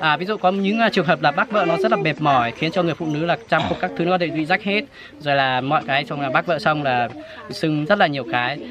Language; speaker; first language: Vietnamese; non-native, local second language; Hmong